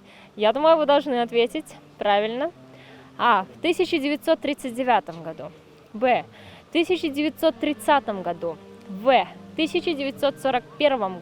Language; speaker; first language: Russian; native; Russian